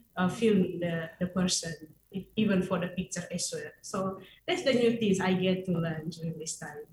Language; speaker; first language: English; non-native, fluent; Indonesian